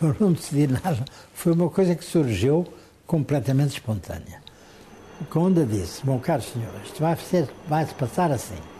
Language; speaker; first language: Portuguese; native; Portuguese